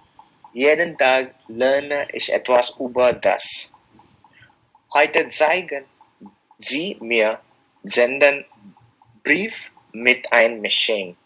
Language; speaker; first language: German; non-native, learner; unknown